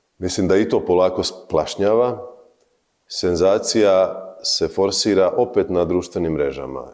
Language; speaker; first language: Croatian; native; Croatian